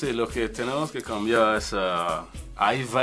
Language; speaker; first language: Spanish; non-native, learner; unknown